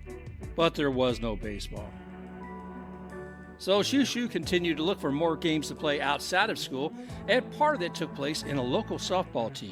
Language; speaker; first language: English; native; English